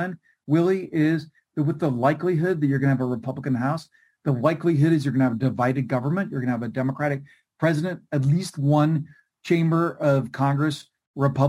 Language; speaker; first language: English; native; English